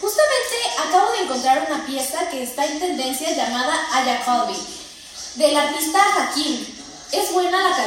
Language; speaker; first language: Spanish; native; Spanish